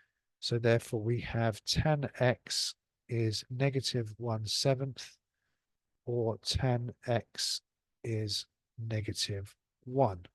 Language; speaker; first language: English; native; English